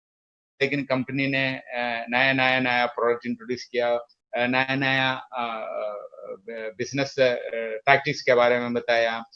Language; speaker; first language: Hindi; non-native, local second language; Malayalam